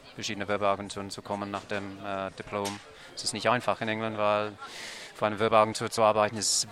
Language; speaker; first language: German; non-native, fluent; English